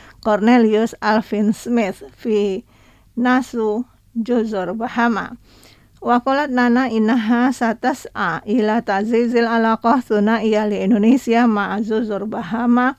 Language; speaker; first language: Arabic; non-native, fluent; Indonesian